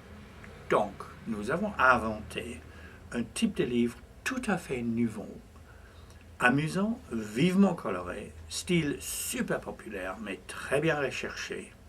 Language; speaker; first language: French; non-native, fluent; English